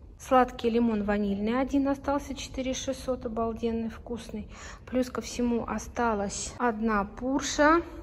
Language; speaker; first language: Russian; native; Russian